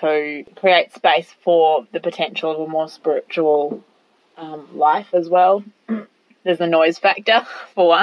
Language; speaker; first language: English; native; English